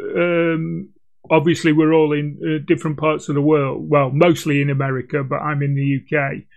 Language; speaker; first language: English; native; English